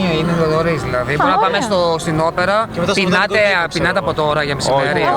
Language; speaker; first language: Greek; native; Greek